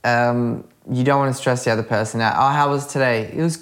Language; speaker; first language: English; early bilingual, other home language; Russian